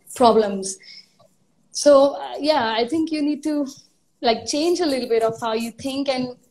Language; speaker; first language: English; non-native, local second language; Hindi